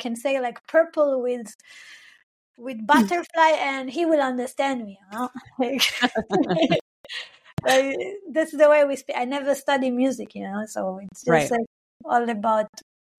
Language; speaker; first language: English; non-native, fluent; Hebrew